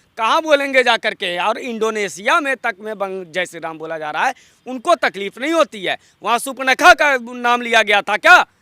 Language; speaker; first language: Hindi; non-native, local second language; Bangla